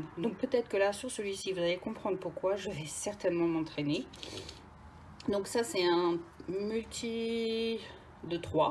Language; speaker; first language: French; native; French